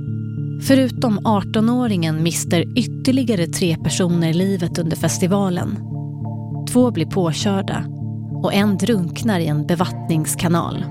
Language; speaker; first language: Swedish; native; Swedish